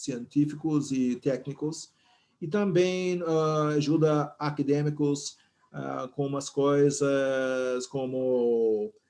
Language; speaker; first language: Portuguese; non-native, fluent; English